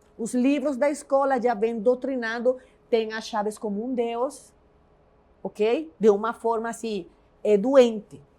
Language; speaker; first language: Portuguese; non-native, fluent; Spanish